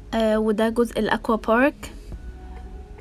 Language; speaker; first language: Arabic; native; Arabic